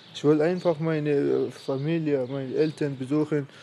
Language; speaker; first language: German; non-native, fluent; Persian